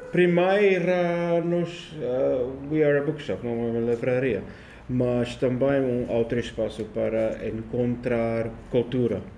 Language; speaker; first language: Portuguese; non-native, learner; Afrikaans